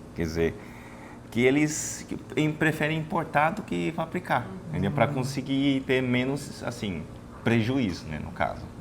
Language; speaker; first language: Portuguese; non-native, fluent; Chinese